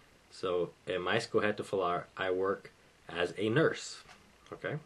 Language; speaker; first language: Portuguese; non-native, fluent; English